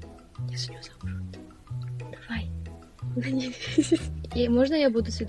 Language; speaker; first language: Russian; native; Russian